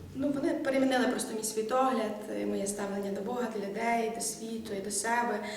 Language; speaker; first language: Ukrainian; native; Ukrainian